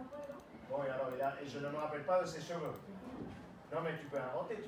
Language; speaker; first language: French; non-native, fluent; Spanish